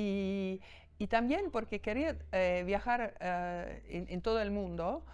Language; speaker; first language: Spanish; non-native, fluent; German